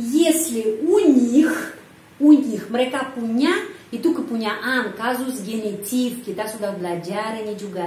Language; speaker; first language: Indonesian; non-native, fluent; Russian